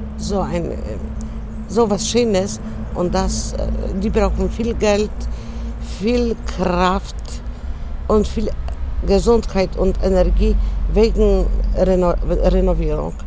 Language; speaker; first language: German; non-native, local second language; Polish